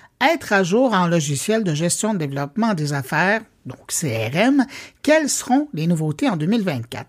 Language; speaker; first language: French; native; French